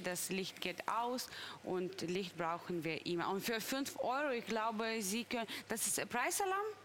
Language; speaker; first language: German; non-native, fluent; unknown